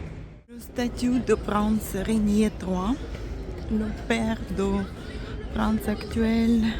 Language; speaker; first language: French; non-native, fluent; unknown